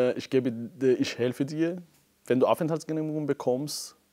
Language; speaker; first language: German; non-native, fluent; Persian